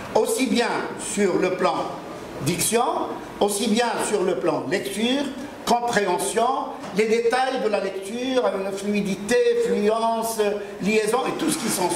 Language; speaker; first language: French; non-native, local second language; Arabic